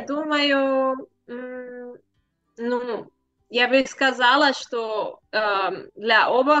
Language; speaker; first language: Russian; non-native, learner; Spanish